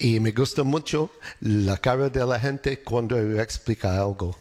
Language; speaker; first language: Spanish; non-native, learner; English